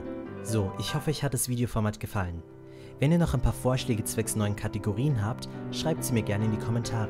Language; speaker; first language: German; native; German